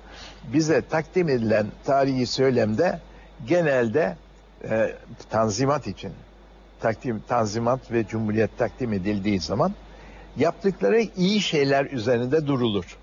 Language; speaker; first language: Turkish; native; Turkish